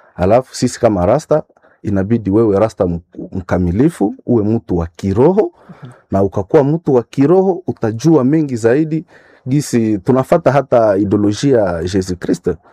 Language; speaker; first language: Swahili; non-native, local second language; Nande